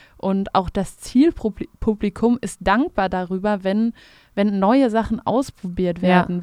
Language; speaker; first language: German; native; German